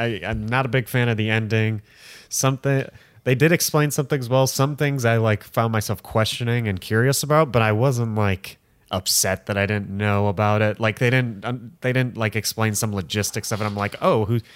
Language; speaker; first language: English; native; English